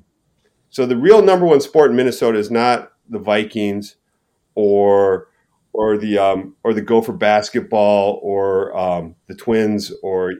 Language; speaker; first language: English; native; English